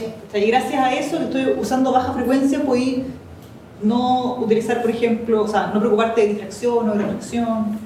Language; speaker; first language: Spanish; native; Spanish